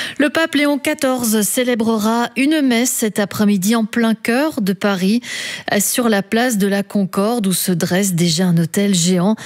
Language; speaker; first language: French; native; French